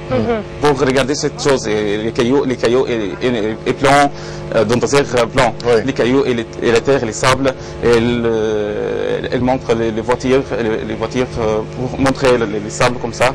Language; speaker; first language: French; non-native, learner; Arabic